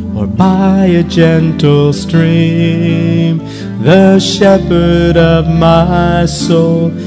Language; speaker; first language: English; native; English